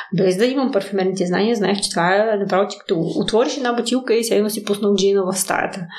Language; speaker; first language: Bulgarian; early bilingual, heritage; Russian